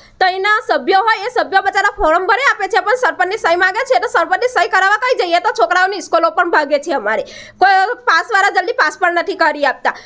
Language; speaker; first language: Gujarati; native; Gujarati